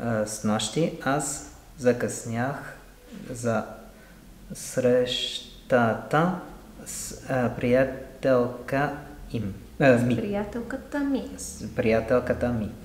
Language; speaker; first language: Bulgarian; non-native, learner; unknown